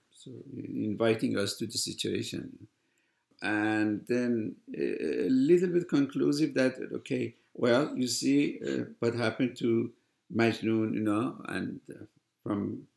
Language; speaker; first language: English; non-native, fluent; Persian